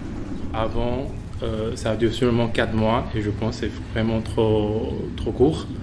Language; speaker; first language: French; non-native, fluent; Chinese